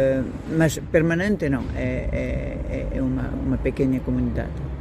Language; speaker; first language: Portuguese; non-native, fluent; French